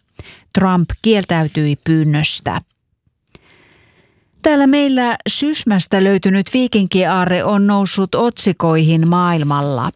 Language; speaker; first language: Finnish; native; Finnish